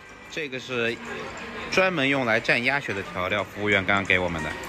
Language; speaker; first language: Chinese; native; Chinese